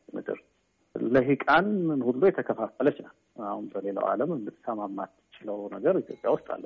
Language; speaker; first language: Amharic; native; Amharic